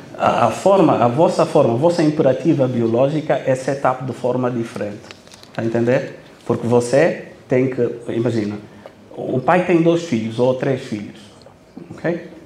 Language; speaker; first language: Portuguese; non-native, local second language; Kabuverdianu